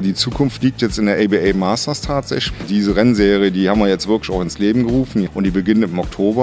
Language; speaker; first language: German; native; German